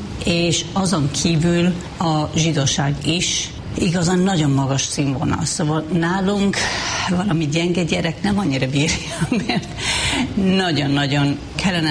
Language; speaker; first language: Hungarian; non-native, fluent; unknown